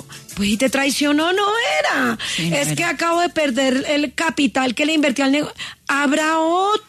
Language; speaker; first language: Spanish; native; Spanish